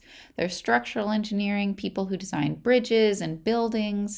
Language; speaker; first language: English; native; English